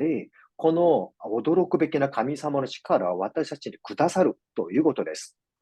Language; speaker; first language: Japanese; non-native, fluent; Korean